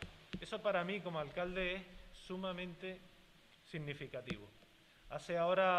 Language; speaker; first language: Spanish; native; Spanish